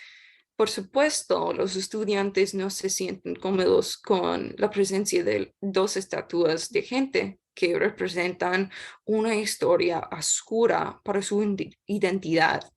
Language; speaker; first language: Spanish; non-native, learner; English